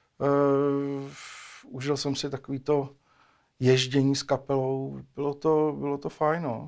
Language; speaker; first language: Czech; native; Czech